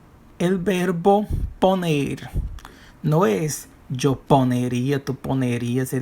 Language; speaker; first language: Spanish; non-native, fluent; Portuguese